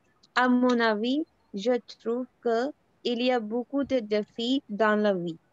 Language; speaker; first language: French; non-native, learner; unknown